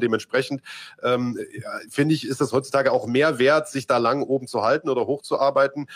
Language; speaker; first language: German; native; German